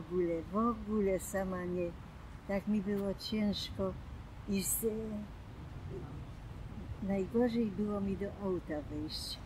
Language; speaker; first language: Polish; non-native, local second language; German